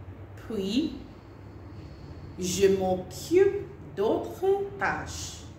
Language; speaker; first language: French; non-native, fluent; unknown